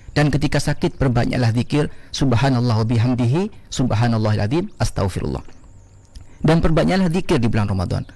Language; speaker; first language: Indonesian; non-native, local second language; Madurese